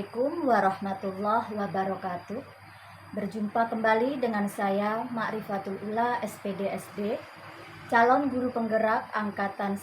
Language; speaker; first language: Indonesian; native; Indonesian